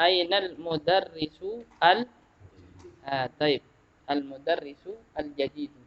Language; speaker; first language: Arabic; non-native, fluent; Indonesian